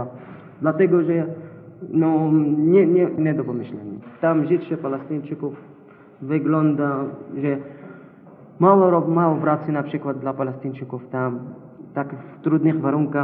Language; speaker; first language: Polish; non-native, learner; Arabic